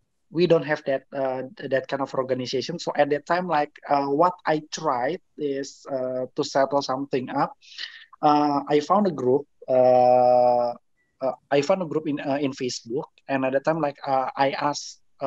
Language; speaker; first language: English; non-native, fluent; Indonesian